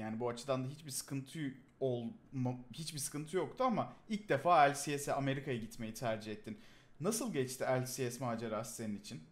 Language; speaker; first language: Turkish; native; Turkish